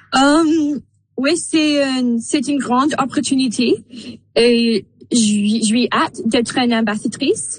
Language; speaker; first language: French; non-native, local second language; English